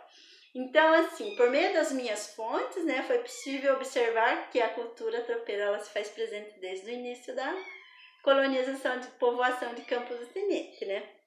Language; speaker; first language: Portuguese; native; Portuguese